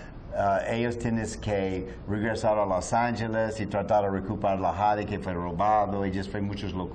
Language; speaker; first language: Spanish; non-native, learner; English